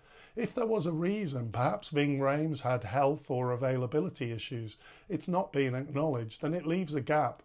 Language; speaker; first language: English; native; English